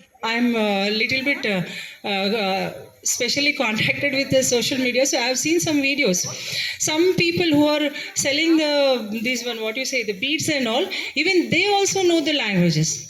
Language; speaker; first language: English; non-native, local second language; Telugu